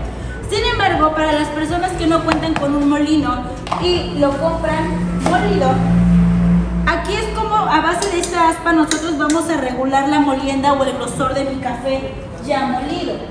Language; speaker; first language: Spanish; native; Spanish